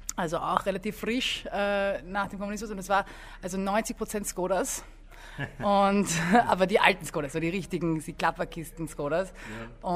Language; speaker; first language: German; early bilingual, other home language; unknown